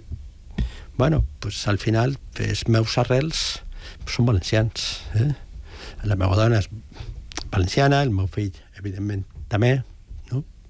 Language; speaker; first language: Catalan; early bilingual, other home language; Spanish